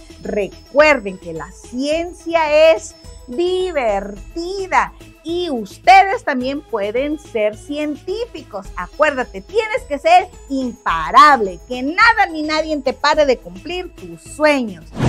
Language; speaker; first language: Spanish; native; Spanish